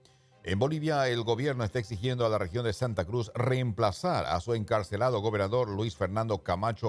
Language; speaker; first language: Spanish; native; Spanish